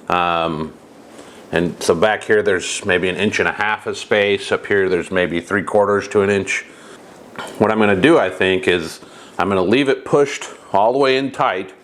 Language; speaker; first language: English; native; English